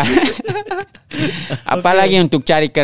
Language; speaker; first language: Indonesian; non-native, local second language; French